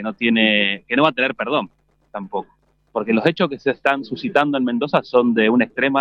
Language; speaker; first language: Spanish; native; Spanish